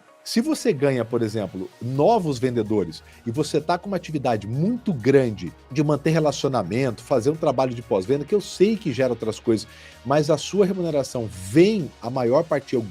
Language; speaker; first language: Portuguese; native; Portuguese